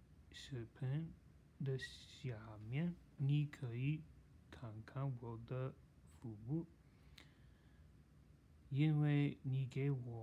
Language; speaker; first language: Chinese; non-native, learner; English